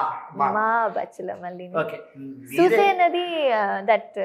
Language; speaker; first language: Telugu; non-native, fluent; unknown